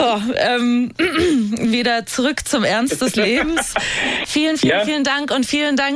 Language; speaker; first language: German; native; German